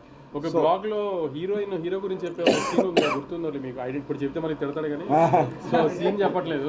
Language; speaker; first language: Telugu; native; Telugu